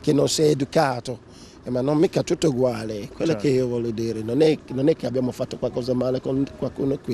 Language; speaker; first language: Italian; non-native, learner; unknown